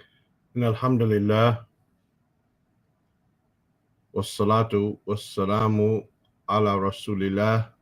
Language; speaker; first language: Arabic; non-native, fluent; English